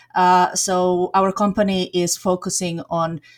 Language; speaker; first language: English; non-native, fluent; Serbian